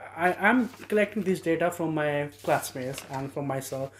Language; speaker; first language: English; non-native, local second language; Nepali